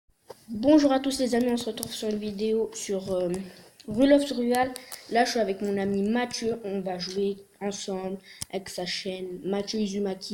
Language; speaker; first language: French; native; French